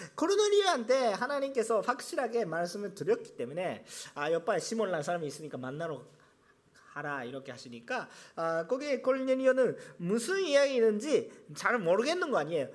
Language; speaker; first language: Korean; non-native, fluent; Japanese